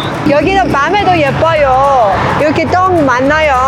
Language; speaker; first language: Korean; non-native, learner; Persian